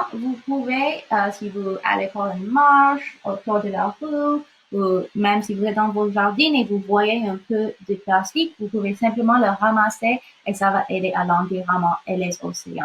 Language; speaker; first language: French; non-native, local second language; English